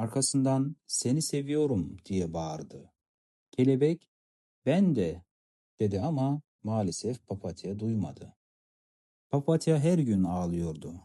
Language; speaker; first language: Turkish; non-native, fluent; Kazakh